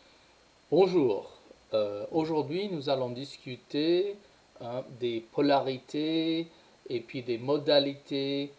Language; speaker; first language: French; non-native, fluent; English